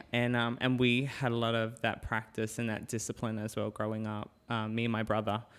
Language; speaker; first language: English; native; English